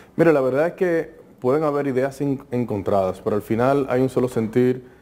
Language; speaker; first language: Spanish; native; Spanish